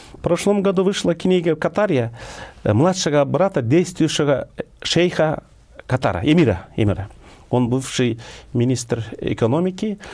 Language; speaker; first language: Russian; non-native, local second language; Kyrgyz